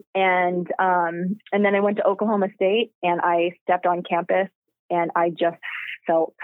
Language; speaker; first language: English; native; English